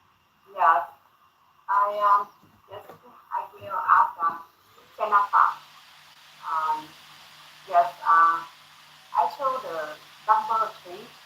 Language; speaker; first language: English; non-native, learner; Thai